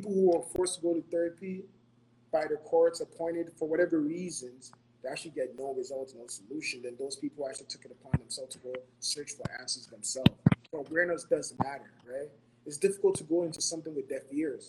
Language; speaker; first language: English; non-native, local second language; Akan